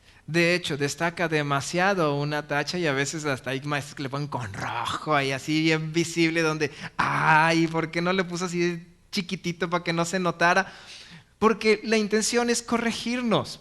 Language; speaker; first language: Spanish; native; Spanish